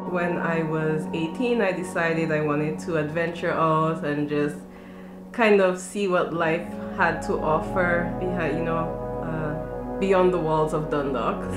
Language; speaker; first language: English; native; English